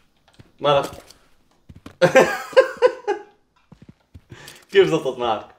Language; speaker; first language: Arabic; native; Arabic